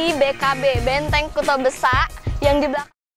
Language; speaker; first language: Indonesian; native; Indonesian